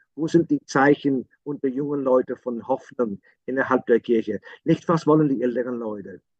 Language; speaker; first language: German; non-native, fluent; English